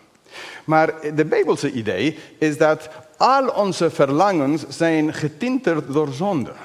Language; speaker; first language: Dutch; non-native, fluent; English